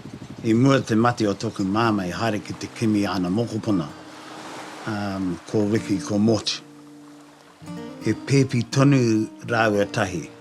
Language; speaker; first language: Māori; native; Māori